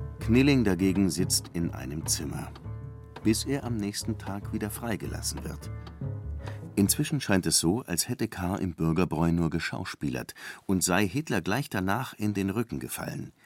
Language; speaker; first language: German; native; German